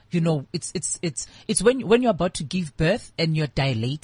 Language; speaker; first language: English; non-native, local second language; Northern Sotho